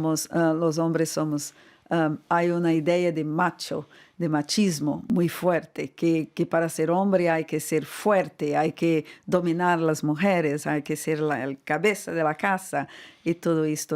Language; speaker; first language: Spanish; non-native, fluent; Portuguese